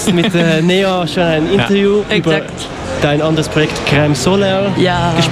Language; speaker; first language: German; native; German